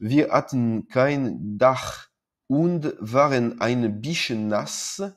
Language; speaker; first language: German; non-native, learner; French